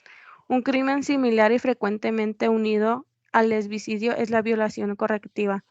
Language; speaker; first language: Spanish; native; Spanish